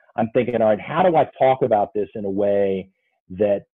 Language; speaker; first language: English; native; English